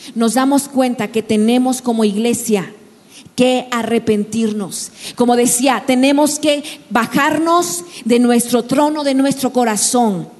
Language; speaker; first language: Spanish; native; Spanish